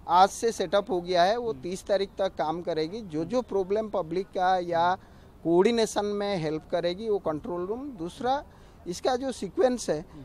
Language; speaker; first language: Hindi; non-native, local second language; Odia